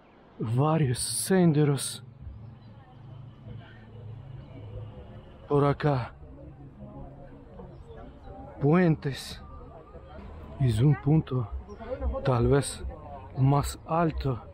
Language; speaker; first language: Spanish; non-native, learner; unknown